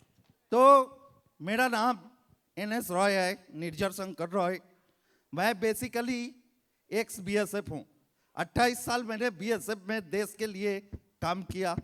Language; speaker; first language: Hindi; native; Hindi